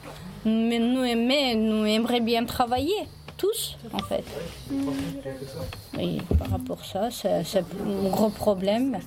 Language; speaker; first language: French; non-native, learner; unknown